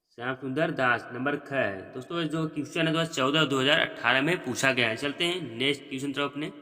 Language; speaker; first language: Hindi; native; Hindi